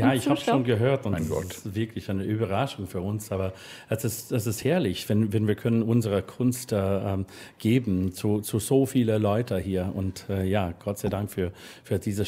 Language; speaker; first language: German; non-native, fluent; English